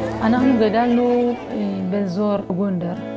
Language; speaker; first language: Hebrew; non-native, fluent; Amharic